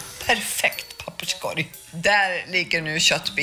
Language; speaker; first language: Swedish; native; Swedish